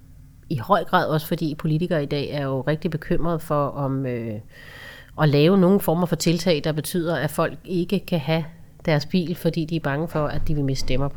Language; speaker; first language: Danish; native; Danish